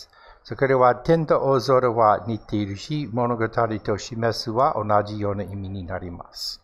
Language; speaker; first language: Japanese; non-native, fluent; English